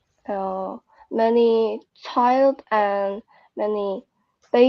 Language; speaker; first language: English; non-native, learner; Korean